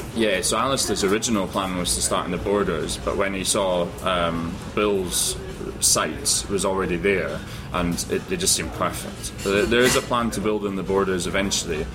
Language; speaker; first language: English; native; English